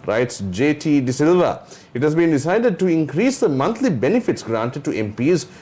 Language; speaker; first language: English; non-native, local second language; Sinhala